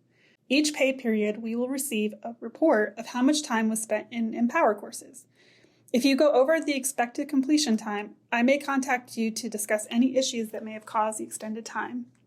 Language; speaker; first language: English; native; English